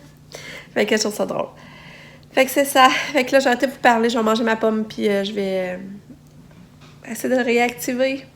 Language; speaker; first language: French; native; French